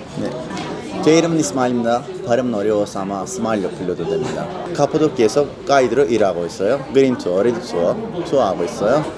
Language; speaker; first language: Korean; non-native, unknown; Turkish